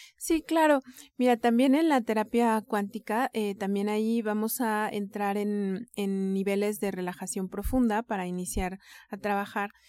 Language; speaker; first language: Spanish; native; Spanish